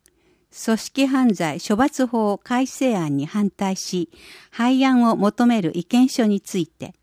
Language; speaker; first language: Japanese; native; Japanese